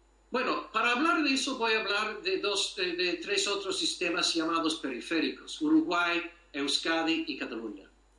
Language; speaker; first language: Spanish; non-native, fluent; English